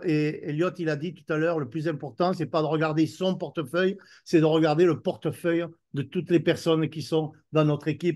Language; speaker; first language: French; native; French